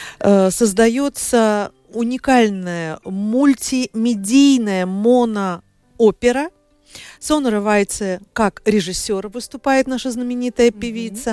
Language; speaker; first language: Russian; native; Russian